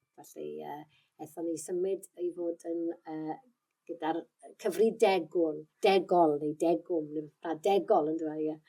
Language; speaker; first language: Welsh; native; Welsh